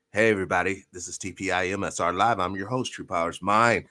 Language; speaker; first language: English; native; English